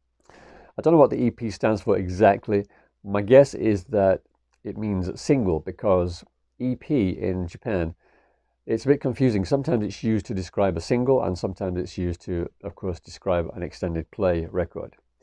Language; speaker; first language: English; native; English